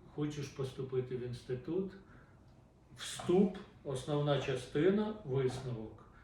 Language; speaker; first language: Ukrainian; native; Ukrainian